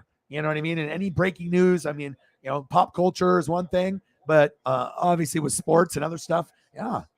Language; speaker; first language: English; native; English